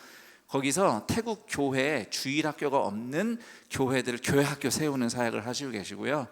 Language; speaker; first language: Korean; native; Korean